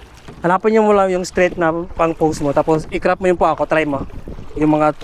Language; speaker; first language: Filipino; non-native, local second language; Aklanon